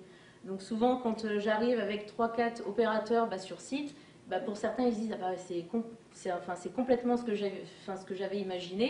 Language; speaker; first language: French; native; French